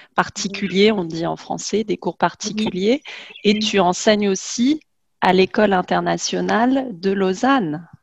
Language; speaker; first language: French; native; French